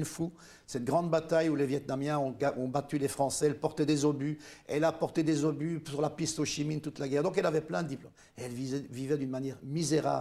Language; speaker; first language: French; native; French